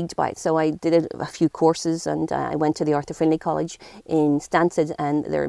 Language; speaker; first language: English; native; English